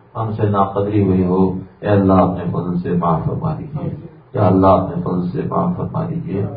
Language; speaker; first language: Urdu; native; Urdu